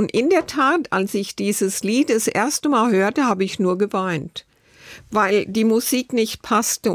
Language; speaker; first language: German; native; German